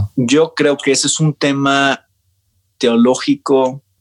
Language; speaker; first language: Spanish; native; Spanish